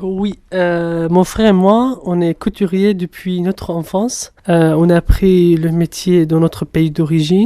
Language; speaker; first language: French; non-native, fluent; Kurdish